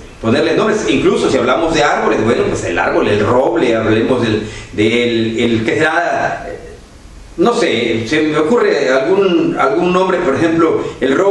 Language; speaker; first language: Spanish; native; Spanish